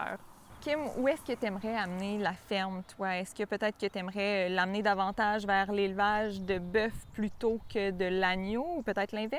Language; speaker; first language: French; native; French